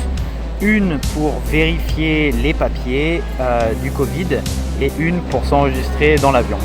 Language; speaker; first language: French; native; French